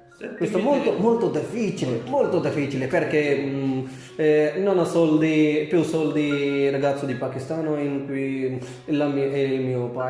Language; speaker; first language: Italian; non-native, learner; Urdu